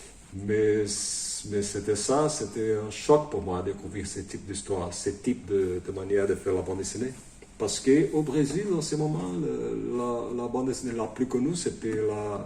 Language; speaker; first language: French; non-native, fluent; Portuguese